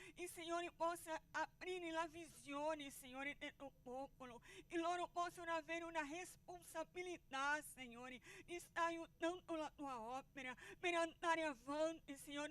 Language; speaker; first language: Italian; non-native, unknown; Portuguese